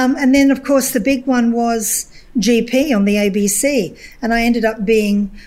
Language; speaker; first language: English; native; English